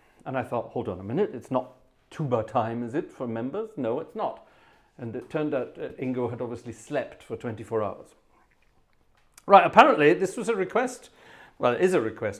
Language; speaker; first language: English; native; English